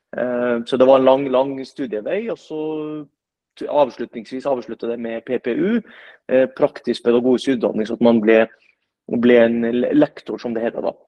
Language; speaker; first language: Norwegian; early bilingual, other home language; Arabic